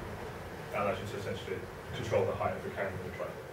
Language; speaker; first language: English; native; English